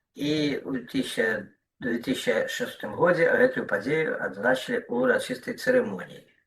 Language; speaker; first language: Belarusian; non-native, local second language; Russian